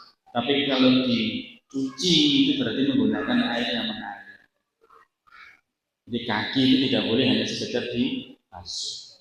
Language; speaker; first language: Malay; non-native, local second language; Javanese